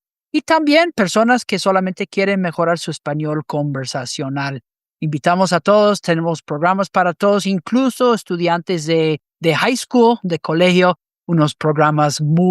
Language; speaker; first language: Spanish; non-native, fluent; English